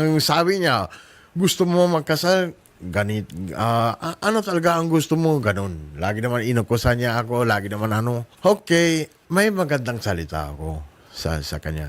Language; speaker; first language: Filipino; non-native, learner; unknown